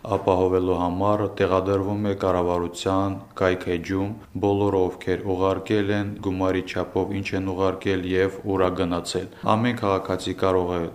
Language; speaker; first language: Armenian; native; Armenian